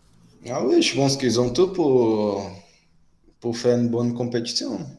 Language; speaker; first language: French; non-native, fluent; Portuguese